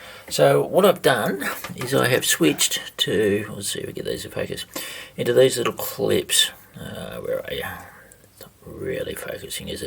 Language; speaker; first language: English; native; English